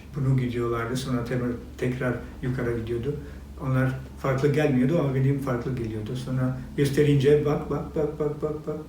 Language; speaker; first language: Turkish; non-native, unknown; Albanian